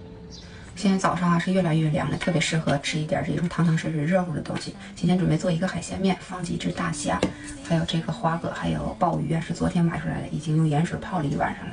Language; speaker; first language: Chinese; native; Chinese